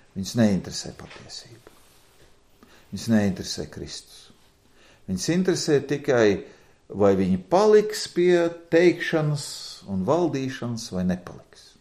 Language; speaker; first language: Latvian; native; Latvian